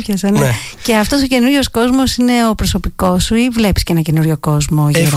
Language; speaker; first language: Greek; native; Greek